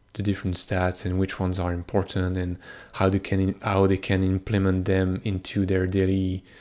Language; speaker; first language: English; non-native, fluent; French